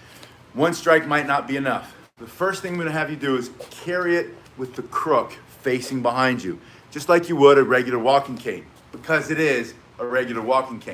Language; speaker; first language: English; native; English